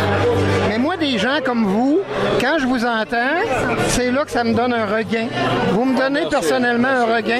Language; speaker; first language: French; native; French